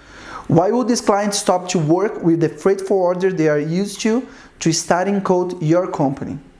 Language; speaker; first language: English; non-native, fluent; Portuguese